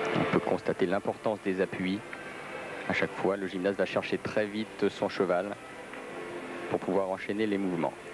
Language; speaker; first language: French; native; French